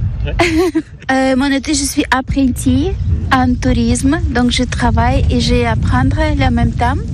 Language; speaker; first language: French; non-native, learner; Ukrainian